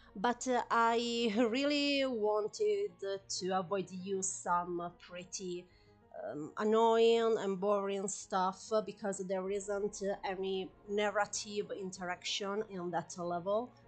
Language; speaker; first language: English; non-native, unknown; Italian